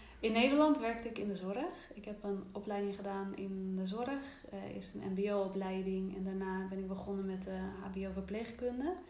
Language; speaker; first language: Dutch; native; Dutch